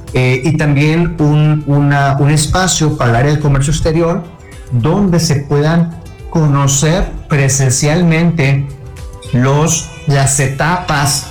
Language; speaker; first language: Spanish; native; Spanish